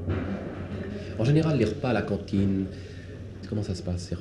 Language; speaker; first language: French; native; French